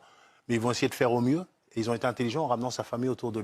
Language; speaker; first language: French; native; French